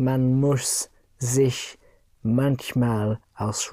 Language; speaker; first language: German; non-native, learner; English